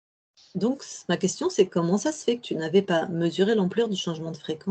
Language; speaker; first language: French; native; French